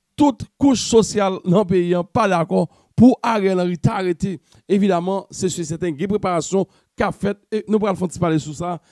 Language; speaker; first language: French; non-native, local second language; Haitian Creole